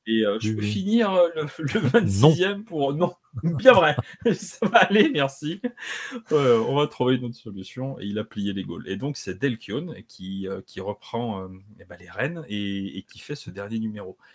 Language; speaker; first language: French; native; French